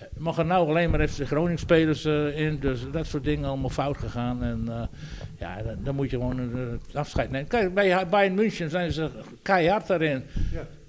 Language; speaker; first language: Dutch; native; Dutch